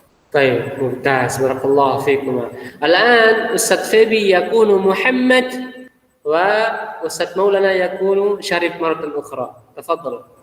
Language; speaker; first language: Arabic; non-native, fluent; Indonesian